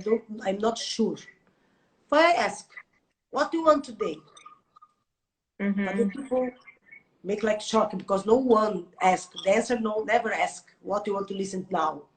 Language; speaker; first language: English; non-native, learner; Portuguese